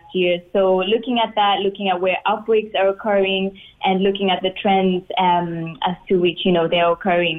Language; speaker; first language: English; non-native, local second language; Swahili